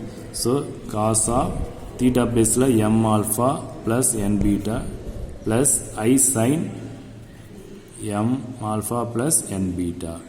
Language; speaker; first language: Tamil; native; Tamil